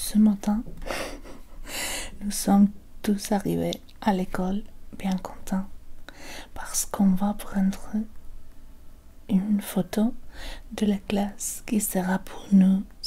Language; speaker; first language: French; non-native, learner; Spanish